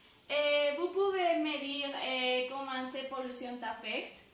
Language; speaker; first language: French; non-native, learner; Spanish